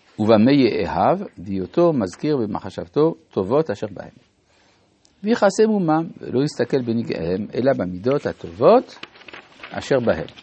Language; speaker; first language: Hebrew; non-native, fluent; French